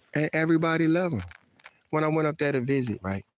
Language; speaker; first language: English; native; English